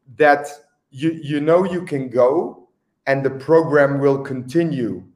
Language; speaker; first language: English; non-native, fluent; Dutch